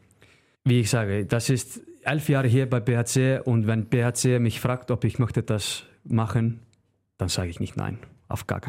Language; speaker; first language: German; non-native, fluent; Icelandic